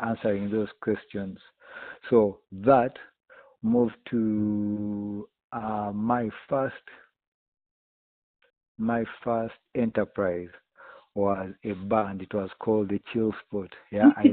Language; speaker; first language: English; non-native, local second language; Ganda